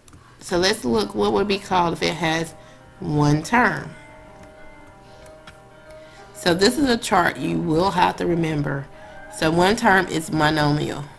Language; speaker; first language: English; native; English